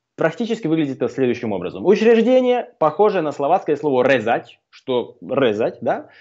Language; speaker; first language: Russian; non-native, fluent; Slovak